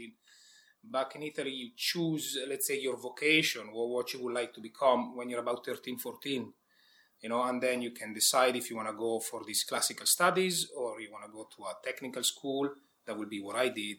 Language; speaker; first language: English; non-native, fluent; Italian